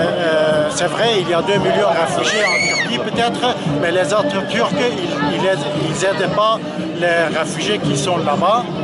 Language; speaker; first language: French; non-native, learner; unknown